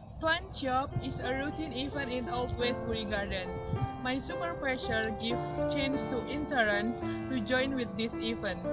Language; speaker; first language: English; non-native, learner; Indonesian